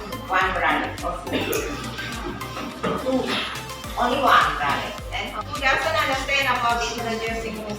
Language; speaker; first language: English; non-native, fluent; Indonesian